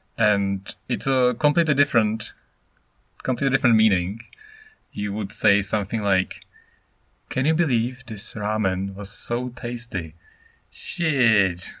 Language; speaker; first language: English; non-native, fluent; Czech